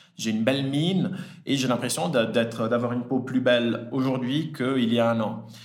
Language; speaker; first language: French; early bilingual, other home language; Italian